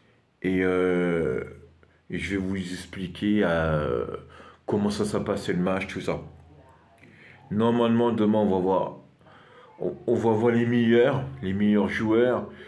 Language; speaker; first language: French; non-native, fluent; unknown